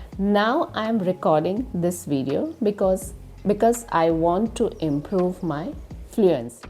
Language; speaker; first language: English; non-native, learner; Hindi